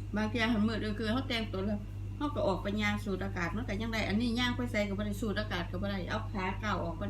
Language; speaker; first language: Thai; non-native, local second language; Northeastern Thai